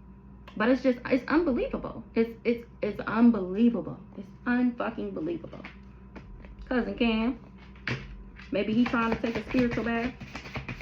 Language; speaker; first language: English; native; English